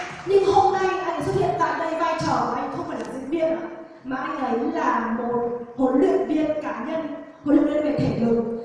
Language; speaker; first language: Vietnamese; native; Vietnamese